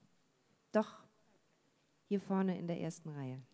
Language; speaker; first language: German; native; German